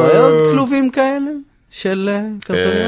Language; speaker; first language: Hebrew; native; Hebrew